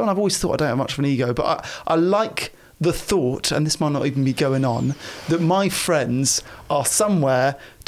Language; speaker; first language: English; native; English